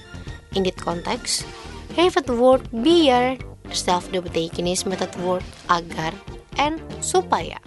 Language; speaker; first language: Dutch; non-native, local second language; Indonesian